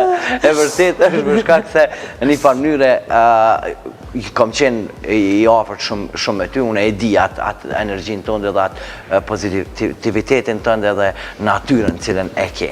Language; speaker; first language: Albanian; native; Albanian